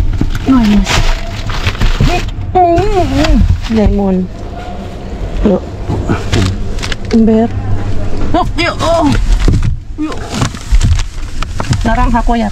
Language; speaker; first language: Spanish; non-native, learner; Filipino